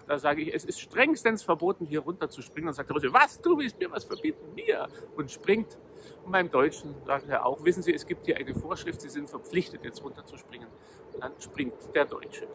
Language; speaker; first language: German; native; German